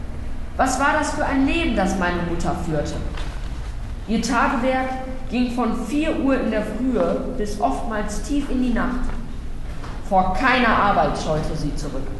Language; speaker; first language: German; native; German